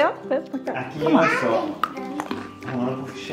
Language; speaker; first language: Swedish; non-native, learner; Japanese